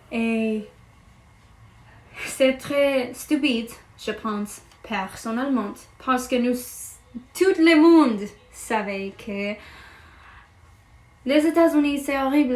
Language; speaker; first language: French; non-native, learner; English